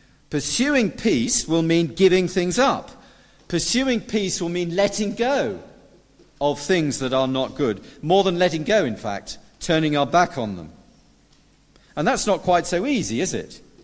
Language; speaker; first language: English; native; English